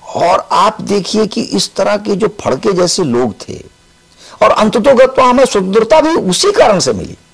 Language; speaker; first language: Hindi; native; Hindi